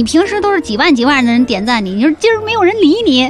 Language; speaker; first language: Chinese; native; Chinese